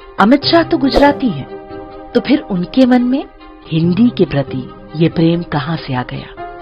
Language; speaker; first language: Hindi; native; Hindi